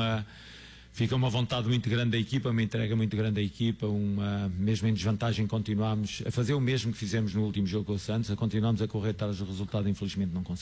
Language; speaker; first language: Portuguese; native; Portuguese